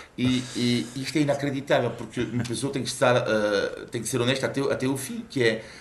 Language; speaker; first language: Portuguese; non-native, fluent; French